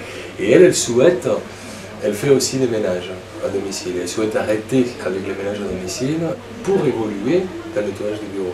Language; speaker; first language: French; native; French